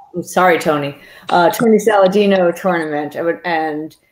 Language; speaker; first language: English; native; English